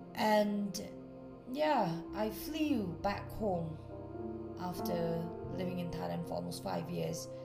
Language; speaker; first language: English; non-native, fluent; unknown